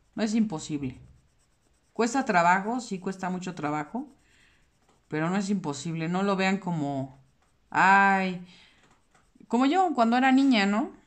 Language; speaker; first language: Spanish; native; Spanish